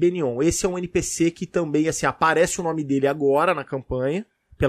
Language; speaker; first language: Portuguese; native; Portuguese